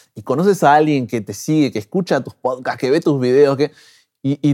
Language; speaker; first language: Spanish; native; Spanish